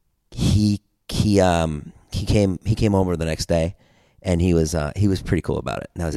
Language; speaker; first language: English; native; English